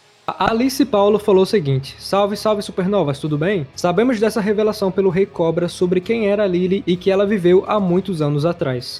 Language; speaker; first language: Portuguese; native; Portuguese